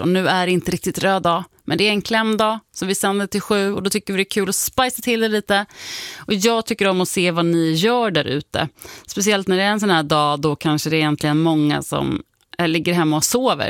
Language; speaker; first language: Swedish; native; Swedish